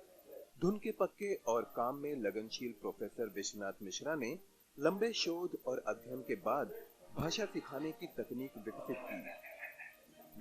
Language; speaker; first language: Hindi; native; Hindi